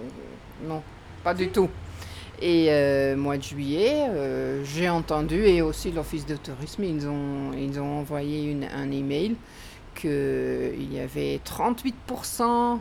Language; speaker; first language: French; non-native, fluent; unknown